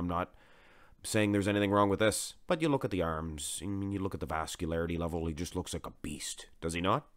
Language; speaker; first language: English; native; English